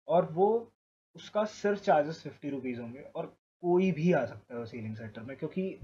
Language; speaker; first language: Hindi; native; Hindi